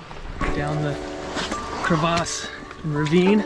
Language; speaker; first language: English; native; English